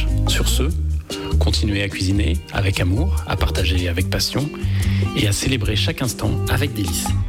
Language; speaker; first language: French; native; French